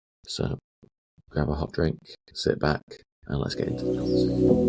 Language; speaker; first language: English; native; English